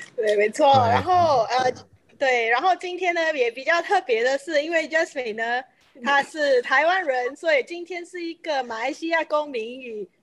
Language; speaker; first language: Chinese; native; Chinese